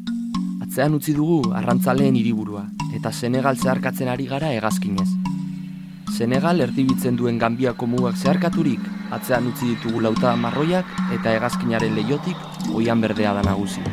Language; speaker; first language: Basque; native; Basque